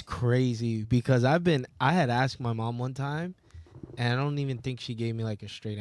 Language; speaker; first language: English; native; English